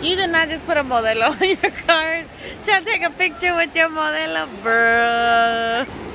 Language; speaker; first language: English; early bilingual, other home language; Spanish